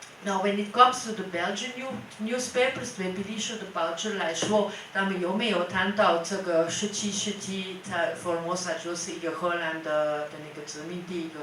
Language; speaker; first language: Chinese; non-native, fluent; Dutch